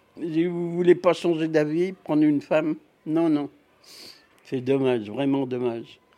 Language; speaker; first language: French; native; French